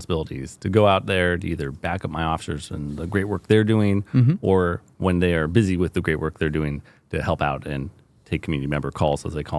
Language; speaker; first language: English; native; English